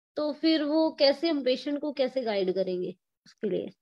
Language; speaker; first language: Hindi; native; Hindi